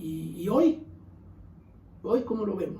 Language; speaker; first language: Spanish; native; Spanish